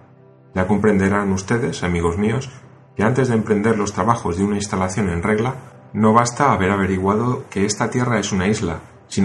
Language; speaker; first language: Spanish; native; Spanish